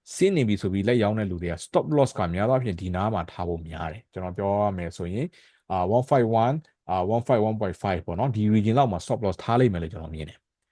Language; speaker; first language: Burmese; native; Burmese